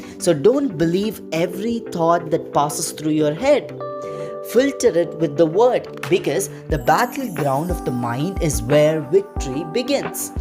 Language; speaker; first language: English; non-native, local second language; Tamil